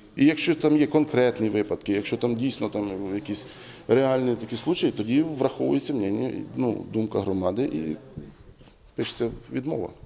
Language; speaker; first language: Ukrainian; native; Ukrainian